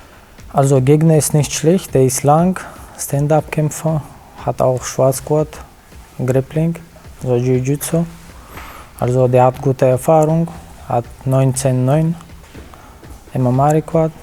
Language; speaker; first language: German; non-native, fluent; Chechen